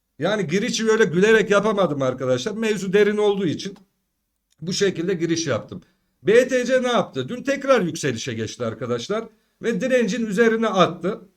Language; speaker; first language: Turkish; early bilingual, heritage; Turkish